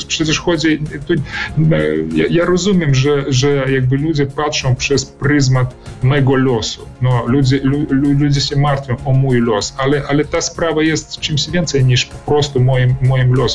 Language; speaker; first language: Polish; early bilingual, heritage; Polish